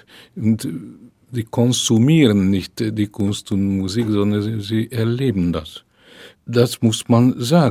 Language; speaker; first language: German; non-native, fluent; Hungarian